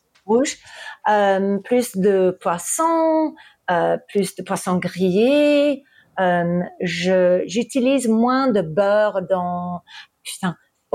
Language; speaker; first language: French; early bilingual, heritage; English